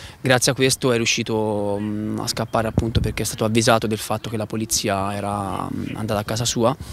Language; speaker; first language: Italian; native; Italian